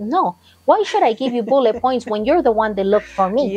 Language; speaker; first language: English; non-native, fluent; Spanish